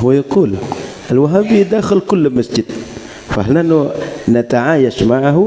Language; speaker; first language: Arabic; non-native, fluent; Indonesian